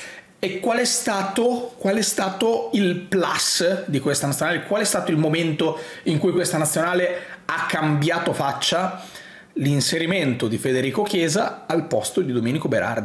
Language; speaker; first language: Italian; native; Italian